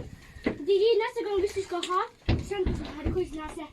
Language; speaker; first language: Swedish; early bilingual, other home language; S'gaw Karen